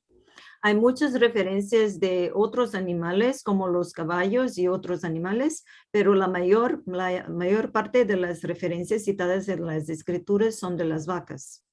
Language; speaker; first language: Spanish; non-native, fluent; Portuguese